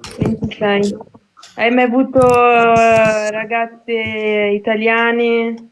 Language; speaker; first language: Italian; native; Italian